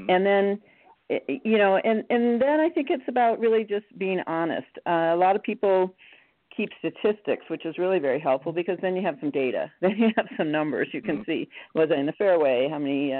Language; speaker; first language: English; native; English